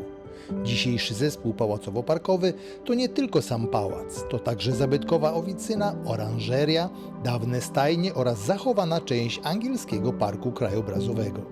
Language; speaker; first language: Polish; native; Polish